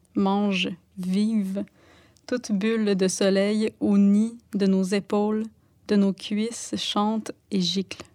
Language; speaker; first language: French; native; French